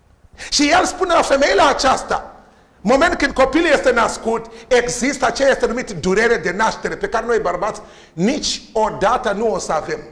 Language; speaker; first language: Romanian; non-native, learner; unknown